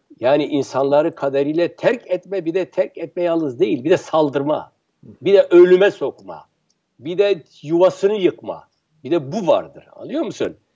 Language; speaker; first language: Turkish; non-native, local second language; Kurdish